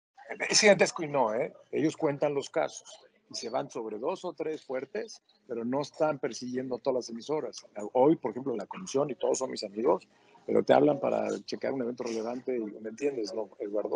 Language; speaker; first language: Spanish; native; Spanish